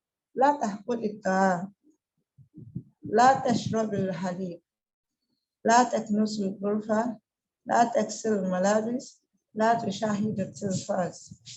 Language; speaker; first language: Arabic; non-native, learner; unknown